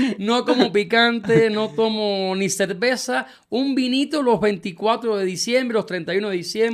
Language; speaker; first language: Spanish; native; Spanish